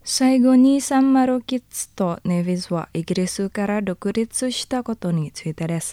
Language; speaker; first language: Japanese; non-native, learner; Indonesian